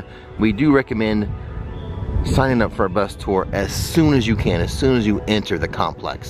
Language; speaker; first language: English; native; English